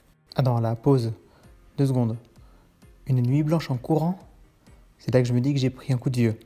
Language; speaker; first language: French; native; French